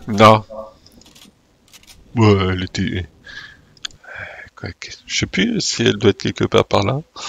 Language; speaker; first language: French; native; French